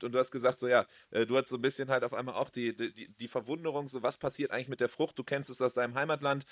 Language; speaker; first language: German; native; German